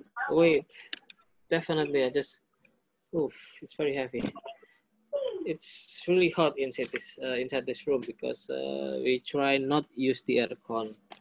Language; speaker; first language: English; non-native, fluent; Indonesian